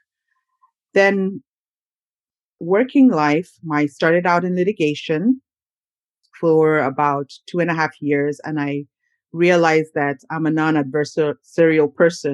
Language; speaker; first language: English; non-native, local second language; Ganda